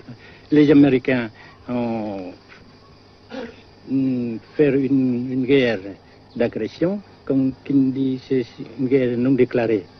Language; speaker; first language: French; non-native, fluent; Vietnamese